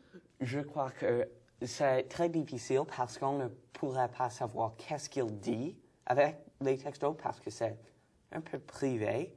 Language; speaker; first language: French; non-native, learner; English